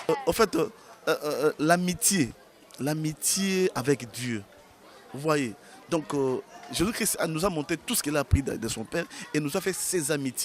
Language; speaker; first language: French; non-native, local second language; Lingala